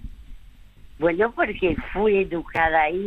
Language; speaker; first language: Spanish; early bilingual, other home language; French